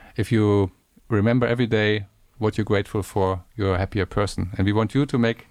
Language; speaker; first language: English; non-native, fluent; German